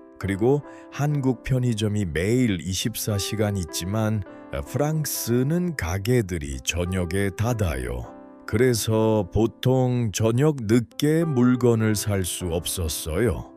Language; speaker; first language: Korean; non-native, learner; Uzbek